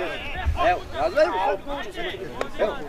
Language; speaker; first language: Serbian; native; Serbian